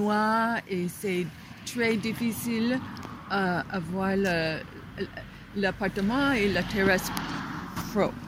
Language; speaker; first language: French; non-native, learner; English